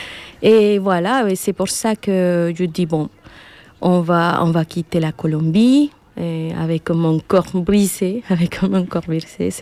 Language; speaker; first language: French; non-native, learner; Spanish